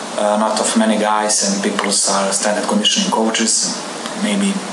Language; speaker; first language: English; non-native, learner; Serbian